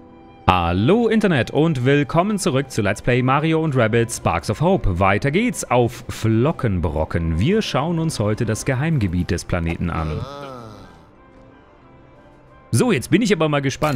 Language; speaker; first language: German; native; German